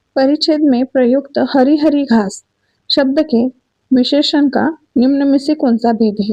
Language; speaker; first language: Hindi; non-native, local second language; Marathi